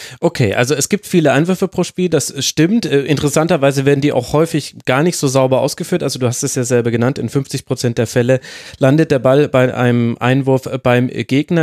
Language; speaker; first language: German; native; German